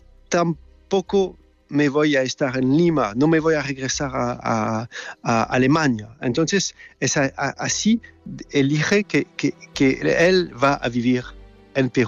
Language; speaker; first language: Spanish; non-native, learner; French